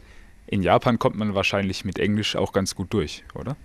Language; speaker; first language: German; native; German